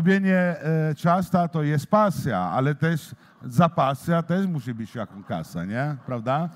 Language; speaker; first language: Polish; non-native, learner; Italian